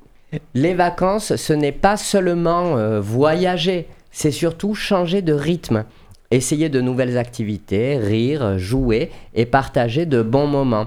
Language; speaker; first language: French; native; French